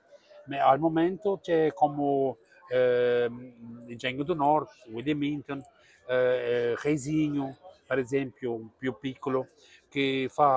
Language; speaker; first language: Italian; non-native, learner; Portuguese